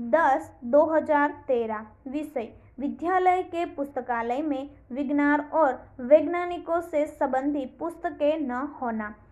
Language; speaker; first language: Hindi; non-native, local second language; Gujarati